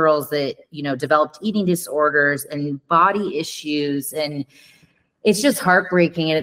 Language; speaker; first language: English; native; English